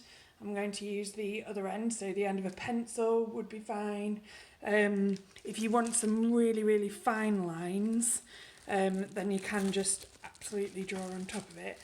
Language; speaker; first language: English; native; English